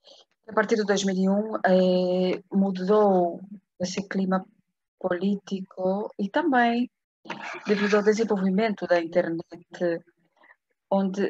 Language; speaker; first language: Spanish; non-native, fluent; Portuguese